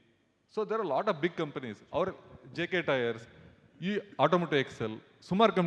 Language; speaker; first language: Kannada; native; Kannada